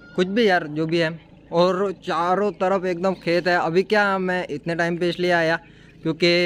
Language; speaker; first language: Hindi; non-native, local second language; Gujarati